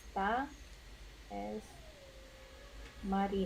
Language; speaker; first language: Spanish; non-native, learner; Russian